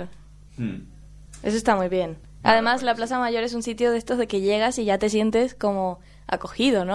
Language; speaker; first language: Spanish; native; Spanish